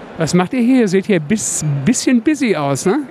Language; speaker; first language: German; native; German